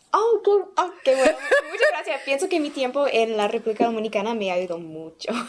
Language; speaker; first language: Spanish; non-native, learner; English